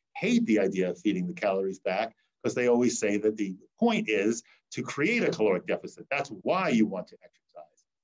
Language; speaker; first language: English; native; English